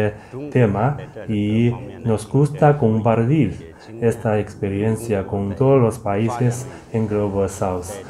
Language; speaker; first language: Spanish; non-native, fluent; Chinese